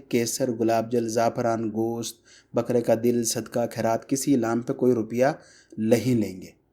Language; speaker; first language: Hindi; non-native, fluent; Bangla